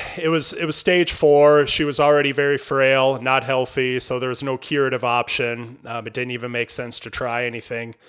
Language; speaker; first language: English; native; English